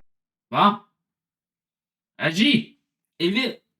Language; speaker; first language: French; native; French